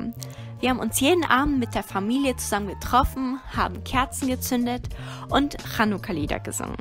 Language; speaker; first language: German; early bilingual, other home language; Russian